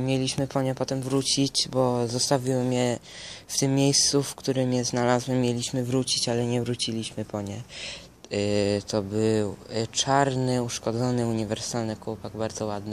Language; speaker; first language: Polish; early bilingual, heritage; Polish